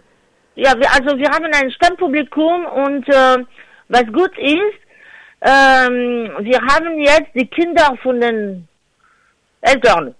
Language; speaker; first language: German; non-native, fluent; French